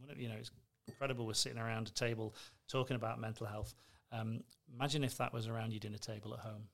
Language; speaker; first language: English; native; English